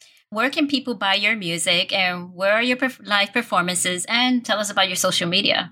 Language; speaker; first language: English; early bilingual, other home language; Spanish